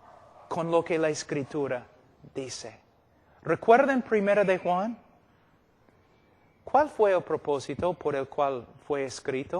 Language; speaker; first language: Spanish; non-native, fluent; English